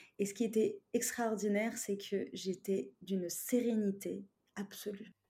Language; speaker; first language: French; non-native, local second language; Arabic